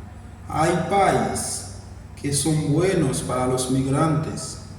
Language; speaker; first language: Spanish; non-native, fluent; Haitian Creole